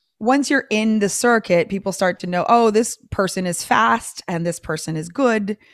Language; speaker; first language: English; native; English